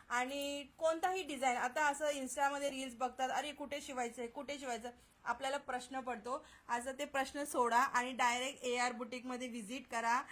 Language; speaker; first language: Marathi; non-native, local second language; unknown